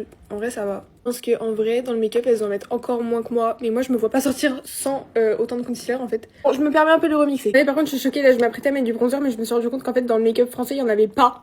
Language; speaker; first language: French; native; French